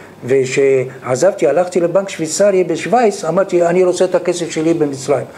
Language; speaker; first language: Hebrew; non-native, fluent; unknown